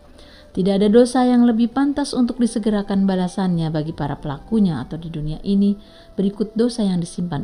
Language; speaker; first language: Indonesian; native; Indonesian